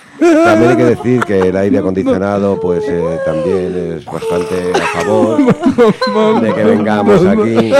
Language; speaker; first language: Spanish; native; Spanish